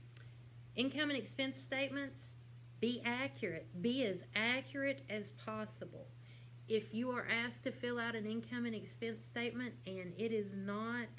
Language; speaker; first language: English; native; English